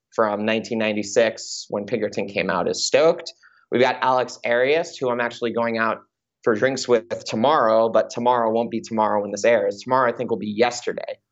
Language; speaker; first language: English; native; English